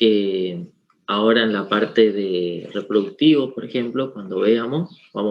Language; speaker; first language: Spanish; native; Spanish